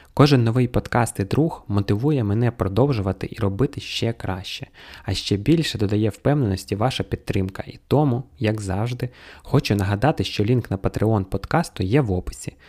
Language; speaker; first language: Ukrainian; non-native, local second language; Russian